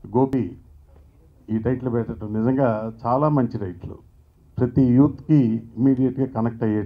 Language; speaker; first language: Telugu; native; Telugu